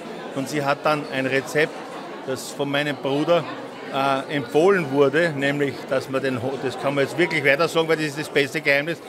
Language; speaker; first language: German; native; German